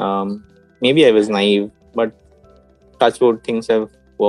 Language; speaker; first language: English; non-native, local second language; Odia